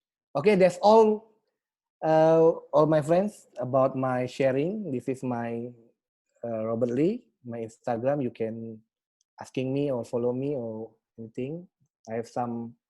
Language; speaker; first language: English; non-native, learner; Indonesian